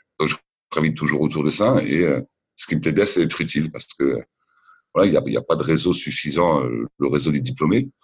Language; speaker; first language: French; native; French